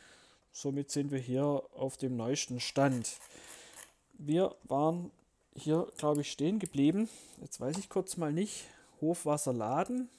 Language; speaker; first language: German; native; German